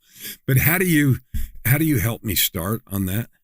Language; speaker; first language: English; native; English